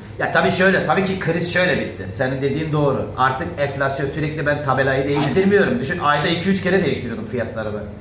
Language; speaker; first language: Turkish; native; Turkish